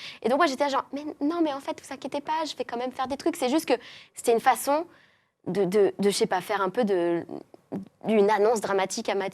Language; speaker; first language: French; native; French